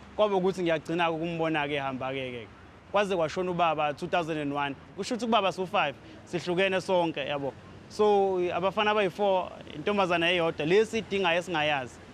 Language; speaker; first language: Zulu; native; Zulu